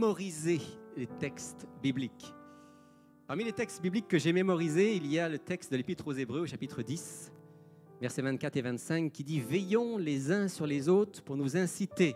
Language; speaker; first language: French; native; French